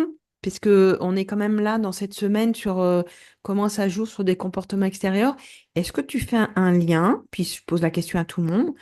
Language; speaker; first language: French; native; French